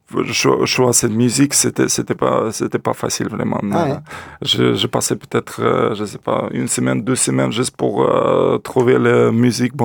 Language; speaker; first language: French; non-native, learner; Russian